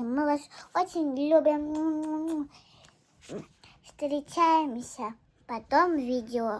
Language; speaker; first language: Russian; early bilingual, other home language; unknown